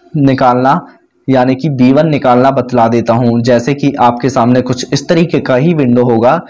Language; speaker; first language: Hindi; native; Hindi